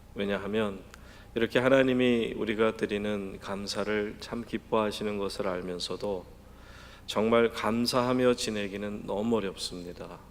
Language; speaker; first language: Korean; native; Korean